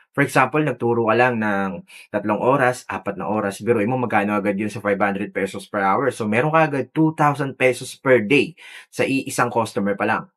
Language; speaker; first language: Filipino; native; Filipino